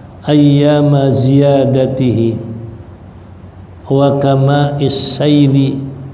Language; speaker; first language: Arabic; non-native, fluent; Indonesian